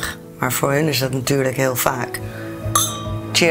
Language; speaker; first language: Dutch; native; Dutch